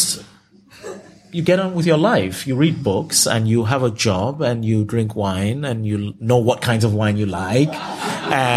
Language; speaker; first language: English; non-native, local second language; Yoruba